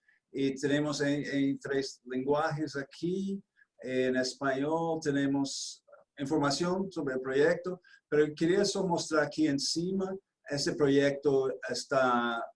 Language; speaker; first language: Spanish; non-native, fluent; Portuguese